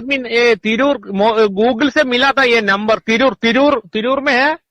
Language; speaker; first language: Hindi; non-native, local second language; Malayalam